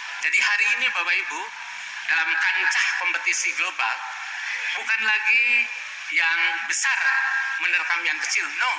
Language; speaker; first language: Indonesian; non-native, local second language; Sundanese